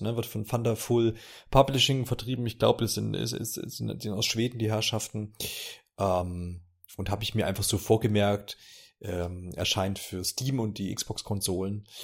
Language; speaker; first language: German; native; German